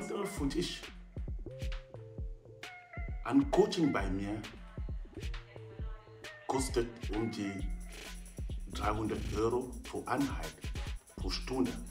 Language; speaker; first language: German; non-native, fluent; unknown